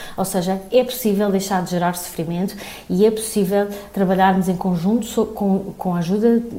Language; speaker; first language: Portuguese; native; Portuguese